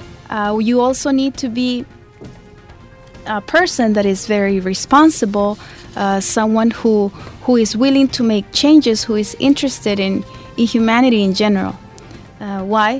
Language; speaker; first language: English; non-native, fluent; Spanish